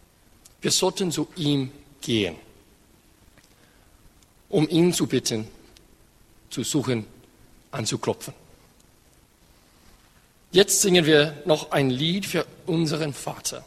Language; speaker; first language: German; non-native, fluent; English